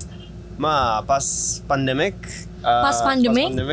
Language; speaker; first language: Indonesian; non-native, fluent; Japanese